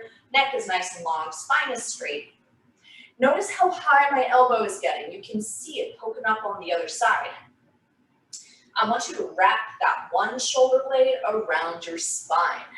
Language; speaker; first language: English; native; English